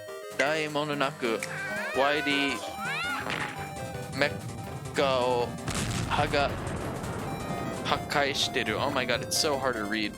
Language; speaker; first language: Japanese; non-native, learner; English